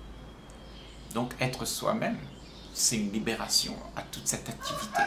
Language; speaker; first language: French; native; French